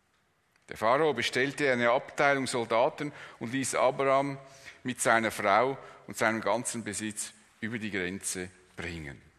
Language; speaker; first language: German; native; German